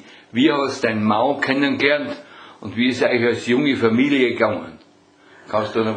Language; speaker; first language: German; native; German